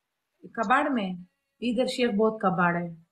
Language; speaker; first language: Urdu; non-native, local second language; Pashto